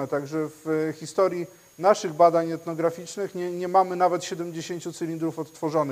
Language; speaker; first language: Polish; native; Polish